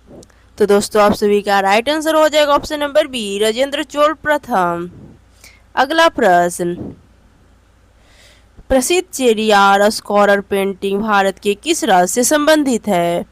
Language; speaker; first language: Hindi; native; Hindi